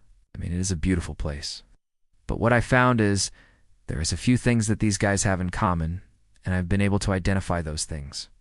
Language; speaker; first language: English; native; English